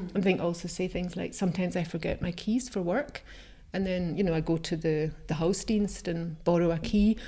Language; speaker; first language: English; native; English